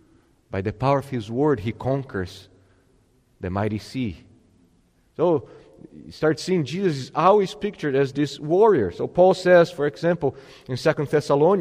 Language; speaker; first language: English; non-native, fluent; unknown